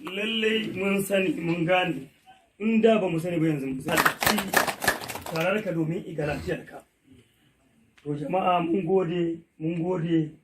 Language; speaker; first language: Hausa; non-native, local second language; Fula